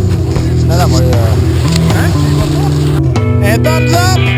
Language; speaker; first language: French; native; French